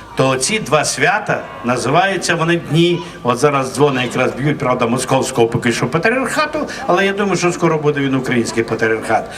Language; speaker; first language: Ukrainian; native; Ukrainian